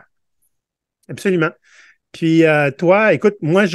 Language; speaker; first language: French; native; French